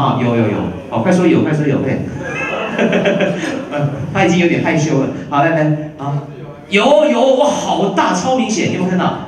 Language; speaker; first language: Chinese; native; Chinese